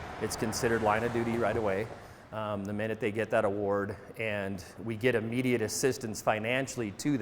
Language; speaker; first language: English; native; English